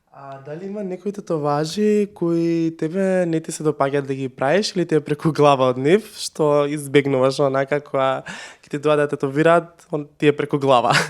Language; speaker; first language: Macedonian; native; Macedonian